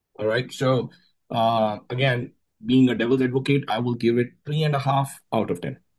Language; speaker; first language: English; non-native, local second language; Urdu